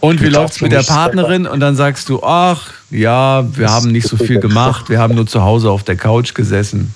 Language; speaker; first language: German; native; German